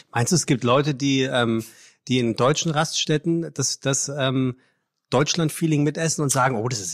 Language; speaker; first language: German; native; German